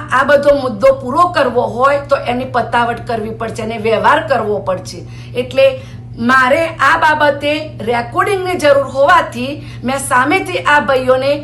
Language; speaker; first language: Gujarati; native; Gujarati